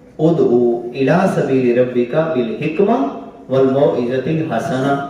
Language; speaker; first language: Urdu; non-native, local second language; Punjabi